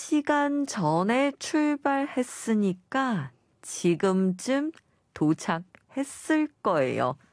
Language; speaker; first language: Korean; non-native, learner; Chinese